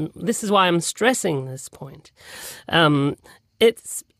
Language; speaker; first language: English; non-native, fluent; French